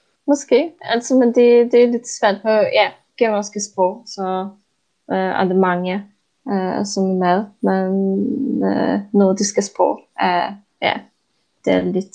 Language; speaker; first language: Danish; non-native, fluent; Polish